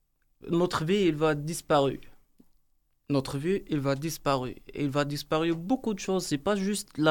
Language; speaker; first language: French; non-native, learner; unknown